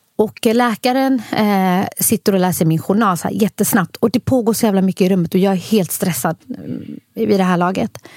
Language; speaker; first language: Swedish; early bilingual, other home language; Somali